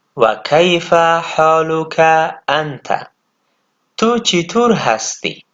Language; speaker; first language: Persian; native; Persian